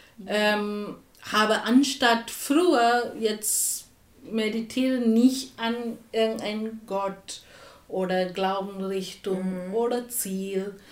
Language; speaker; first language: German; non-native, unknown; Tamil